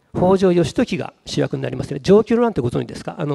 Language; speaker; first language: Japanese; native; Japanese